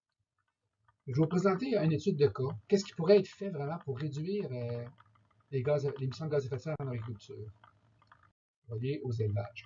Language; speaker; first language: French; native; French